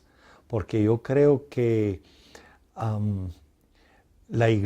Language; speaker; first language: Spanish; non-native, fluent; English